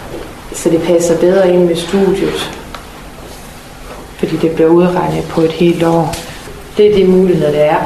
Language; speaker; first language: Danish; native; Danish